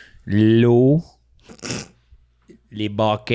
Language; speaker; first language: French; native; French